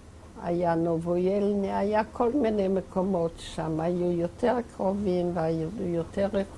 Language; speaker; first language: Hebrew; non-native, fluent; Yiddish